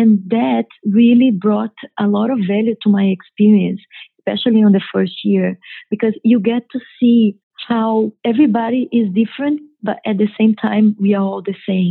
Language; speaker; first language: English; non-native, fluent; Portuguese